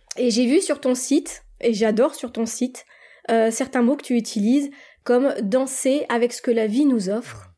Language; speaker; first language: French; native; French